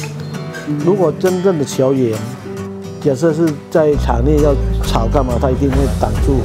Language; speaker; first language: Chinese; non-native, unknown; Thai